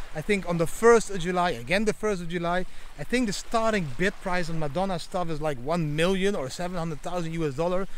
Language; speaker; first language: English; non-native, fluent; Dutch